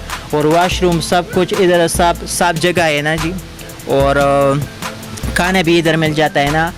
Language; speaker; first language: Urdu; non-native, local second language; Pashto